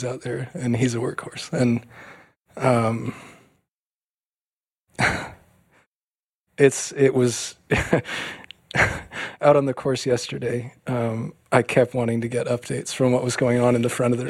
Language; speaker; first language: English; native; English